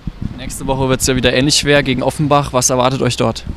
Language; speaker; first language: German; native; German